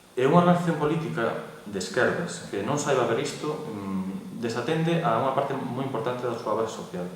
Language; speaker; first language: Galician; non-native, local second language; Spanish